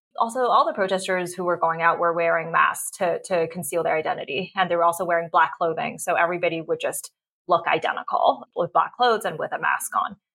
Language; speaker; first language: English; early bilingual, other home language; Cantonese